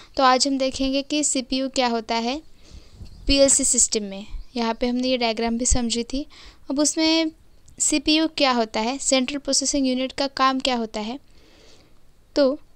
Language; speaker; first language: Hindi; non-native, local second language; Marathi